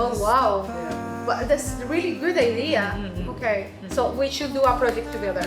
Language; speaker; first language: English; non-native, fluent; Spanish